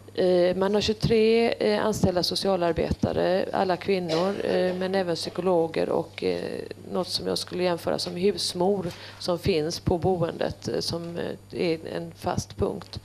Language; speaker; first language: Swedish; native; Swedish